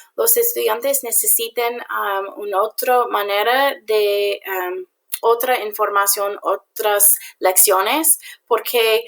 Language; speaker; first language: Spanish; non-native, learner; English